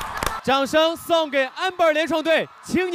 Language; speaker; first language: Chinese; native; Chinese